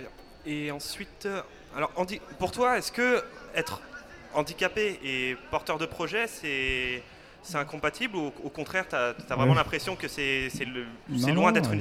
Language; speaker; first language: French; native; French